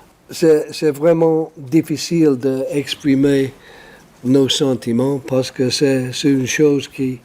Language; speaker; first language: French; non-native, fluent; English